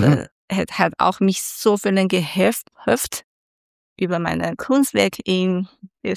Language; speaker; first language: German; non-native, learner; Chinese